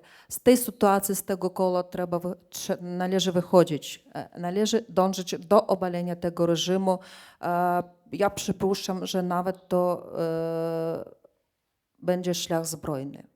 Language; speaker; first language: Polish; non-native, fluent; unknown